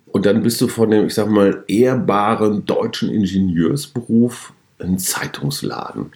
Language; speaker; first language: German; native; German